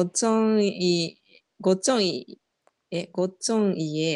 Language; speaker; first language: Korean; non-native, learner; Japanese